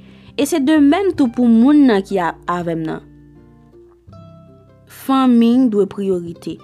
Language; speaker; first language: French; non-native, local second language; Haitian Creole